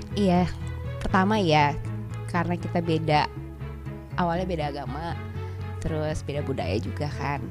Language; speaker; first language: Indonesian; native; Indonesian